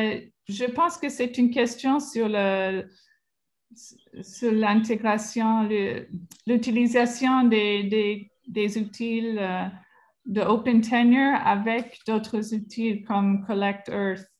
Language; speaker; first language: French; non-native, fluent; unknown